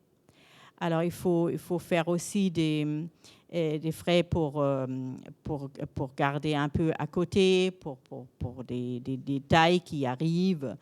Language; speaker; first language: French; non-native, learner; German